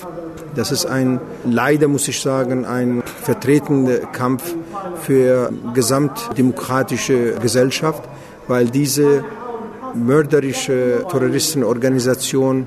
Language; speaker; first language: German; non-native, fluent; Kurdish